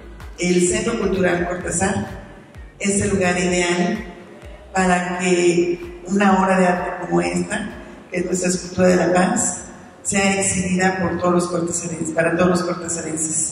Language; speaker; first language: Spanish; native; Spanish